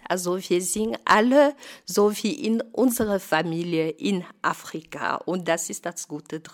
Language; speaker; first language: German; non-native, fluent; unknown